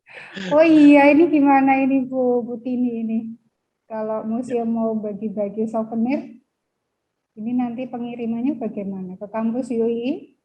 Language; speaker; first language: Indonesian; native; Indonesian